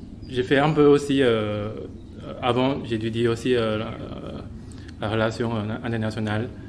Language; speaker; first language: French; non-native, fluent; Chinese